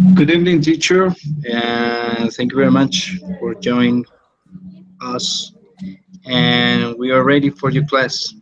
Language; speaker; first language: English; non-native, learner; Spanish